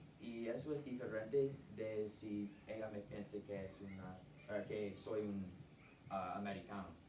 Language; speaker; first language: Spanish; non-native, learner; English